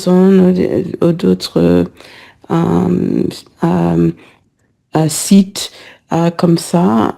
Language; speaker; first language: French; non-native, learner; English